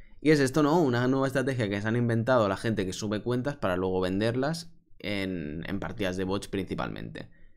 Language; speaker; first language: Spanish; native; Spanish